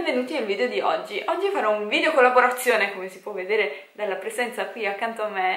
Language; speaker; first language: Italian; native; Italian